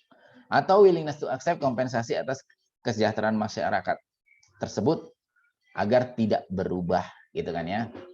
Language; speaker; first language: Indonesian; native; Indonesian